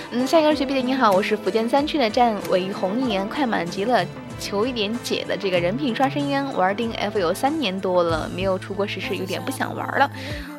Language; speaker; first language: Chinese; native; Chinese